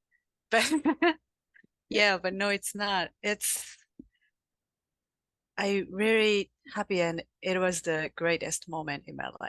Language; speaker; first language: English; non-native, learner; Japanese